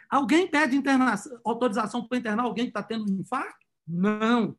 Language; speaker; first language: Portuguese; native; Portuguese